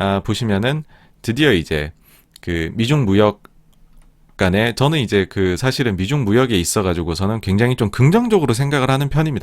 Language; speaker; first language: Korean; native; Korean